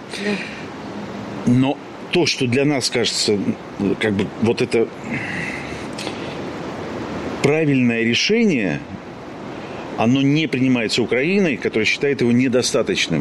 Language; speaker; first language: Russian; native; Russian